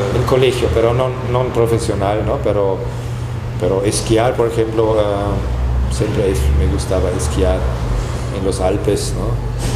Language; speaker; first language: Spanish; non-native, fluent; German